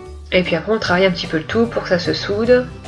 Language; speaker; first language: French; native; French